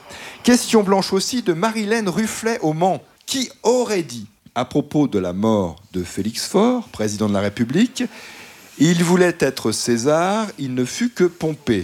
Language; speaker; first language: French; native; French